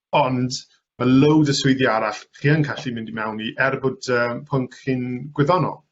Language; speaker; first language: Welsh; non-native, local second language; English